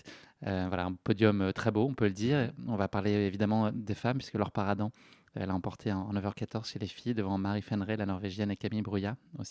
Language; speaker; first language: French; native; French